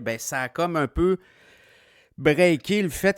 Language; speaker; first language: French; native; French